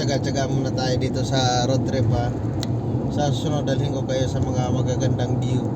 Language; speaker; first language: Filipino; non-native, local second language; Cebuano